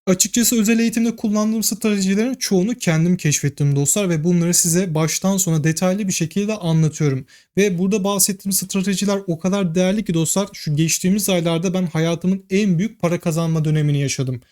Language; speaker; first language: Turkish; native; Turkish